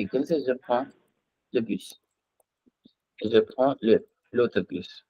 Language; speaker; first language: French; non-native, fluent; Hindi